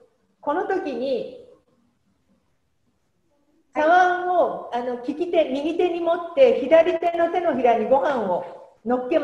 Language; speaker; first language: Japanese; non-native, fluent; Indonesian